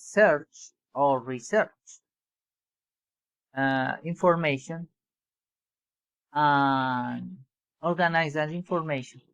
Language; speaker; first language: English; non-native, learner; Spanish